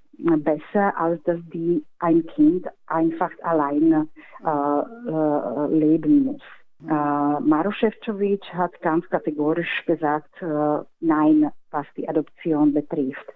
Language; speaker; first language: German; non-native, fluent; Slovak